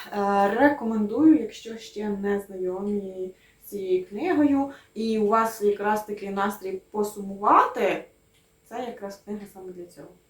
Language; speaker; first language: Ukrainian; native; Ukrainian